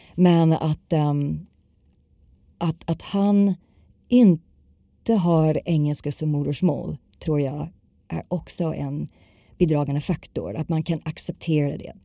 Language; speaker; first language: Swedish; non-native, fluent; English